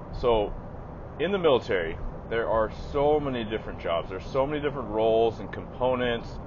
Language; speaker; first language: English; native; English